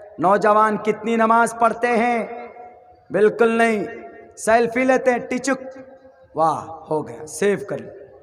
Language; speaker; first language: Urdu; native; Urdu